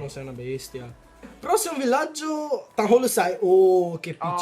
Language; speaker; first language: Italian; early bilingual, other home language; Chinese